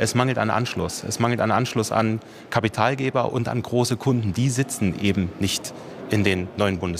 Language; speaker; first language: German; native; German